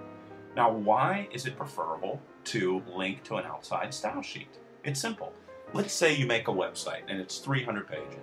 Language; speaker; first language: English; native; English